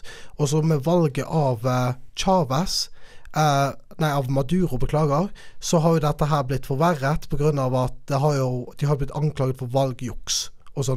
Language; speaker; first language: Norwegian; native; Norwegian